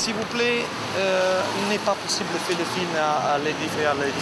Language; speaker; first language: French; non-native, learner; Italian